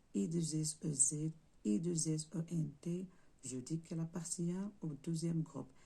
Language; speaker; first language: French; non-native, local second language; Arabic